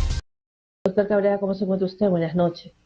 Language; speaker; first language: Spanish; native; Spanish